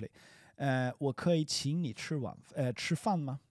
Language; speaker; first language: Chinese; non-native, fluent; English